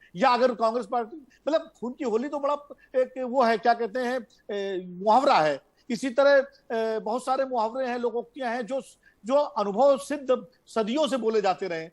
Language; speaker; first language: Hindi; native; Hindi